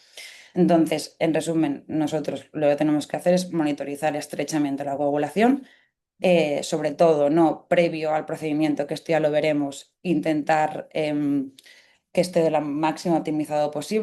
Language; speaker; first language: Spanish; native; Spanish